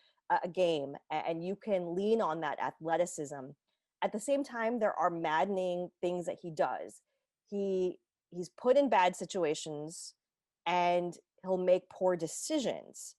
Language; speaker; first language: English; native; English